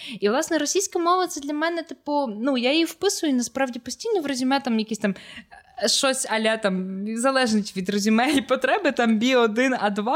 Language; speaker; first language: Ukrainian; native; Ukrainian